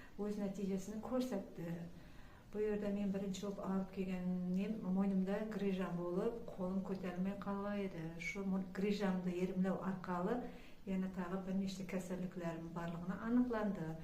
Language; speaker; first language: Uzbek; non-native, local second language; Kara-Kalpak